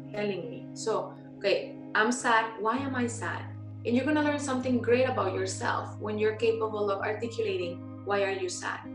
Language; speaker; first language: English; non-native, fluent; Spanish